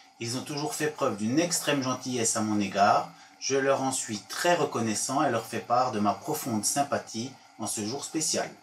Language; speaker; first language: French; native; French